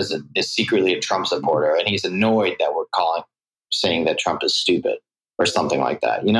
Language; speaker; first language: English; native; English